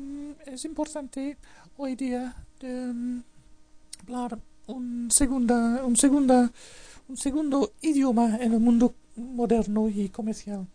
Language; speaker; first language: Spanish; non-native, fluent; English